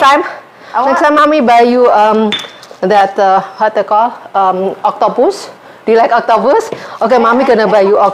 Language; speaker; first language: English; non-native, learner; Indonesian